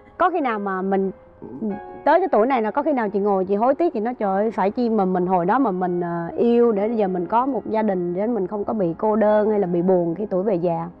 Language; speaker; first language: Vietnamese; native; Vietnamese